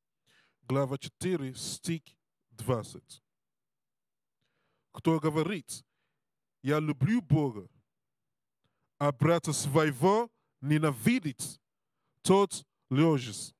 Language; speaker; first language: Russian; non-native, learner; Portuguese